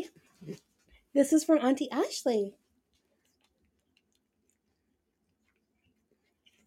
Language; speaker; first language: English; non-native, local second language; Irish